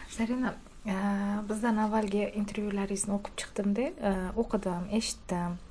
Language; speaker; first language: Uzbek; native; Uzbek